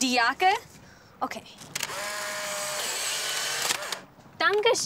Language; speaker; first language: German; non-native, learner; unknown